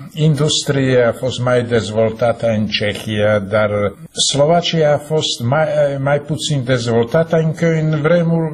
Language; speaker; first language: Romanian; non-native, fluent; Czech